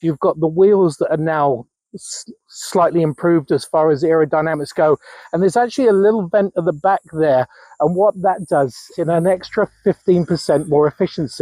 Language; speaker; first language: English; native; English